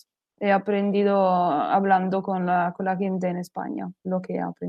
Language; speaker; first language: Spanish; non-native, learner; Italian